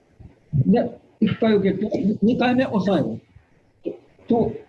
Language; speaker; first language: Japanese; native; Japanese